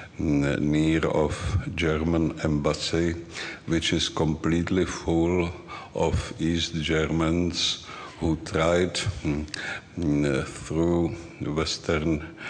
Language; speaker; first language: English; non-native, learner; Czech